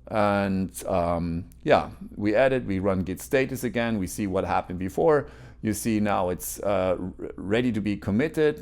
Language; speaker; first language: English; non-native, fluent; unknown